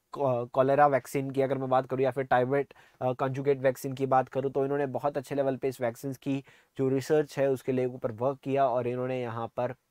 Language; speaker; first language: Hindi; non-native, local second language; Punjabi